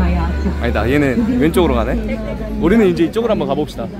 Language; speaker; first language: Korean; native; Korean